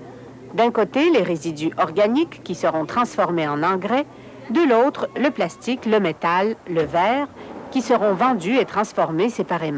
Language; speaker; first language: French; native; French